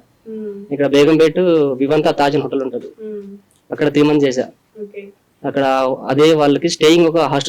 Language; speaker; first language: Telugu; native; Telugu